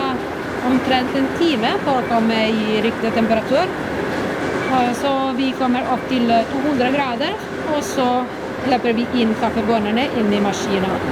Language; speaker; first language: Norwegian; non-native, fluent; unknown